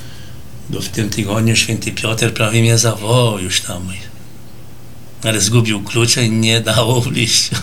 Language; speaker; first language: Polish; early bilingual, heritage; Polish